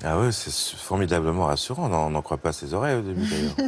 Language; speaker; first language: French; native; French